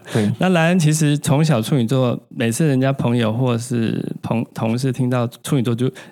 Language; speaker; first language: Chinese; native; Chinese